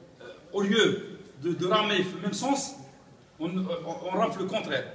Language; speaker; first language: French; non-native, local second language; Arabic